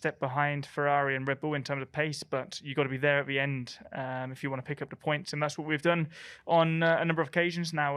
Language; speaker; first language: English; native; English